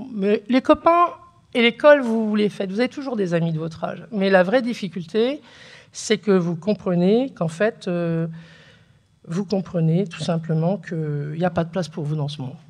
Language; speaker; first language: French; early bilingual, other home language; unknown